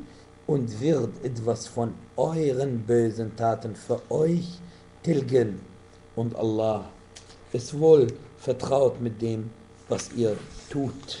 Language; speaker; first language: German; non-native, fluent; Arabic